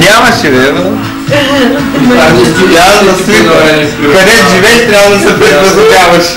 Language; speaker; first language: Bulgarian; native; Bulgarian